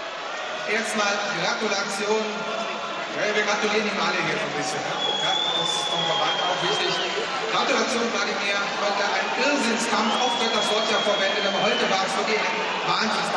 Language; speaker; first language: German; native; German